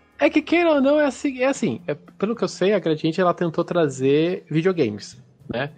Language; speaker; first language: Portuguese; native; Portuguese